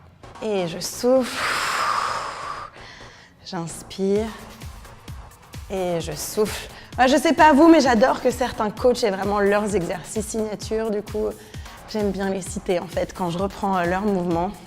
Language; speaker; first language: French; native; French